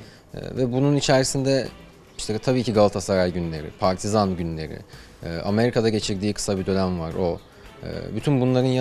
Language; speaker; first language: Turkish; native; Turkish